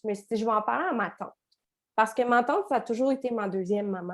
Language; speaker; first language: French; native; French